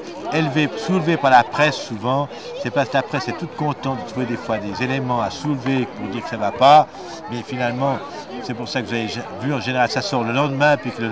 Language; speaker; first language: French; native; French